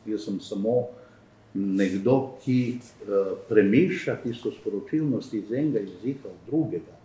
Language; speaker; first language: Slovenian; non-native, fluent; Albanian